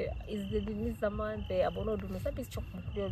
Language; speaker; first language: Turkish; non-native, fluent; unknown